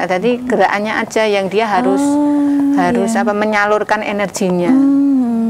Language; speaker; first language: Indonesian; native; Indonesian